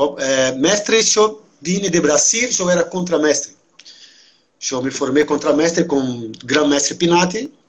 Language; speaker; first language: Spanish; non-native, fluent; Portuguese